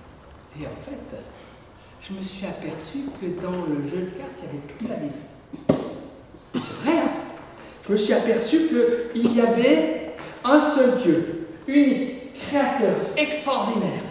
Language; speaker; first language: French; native; French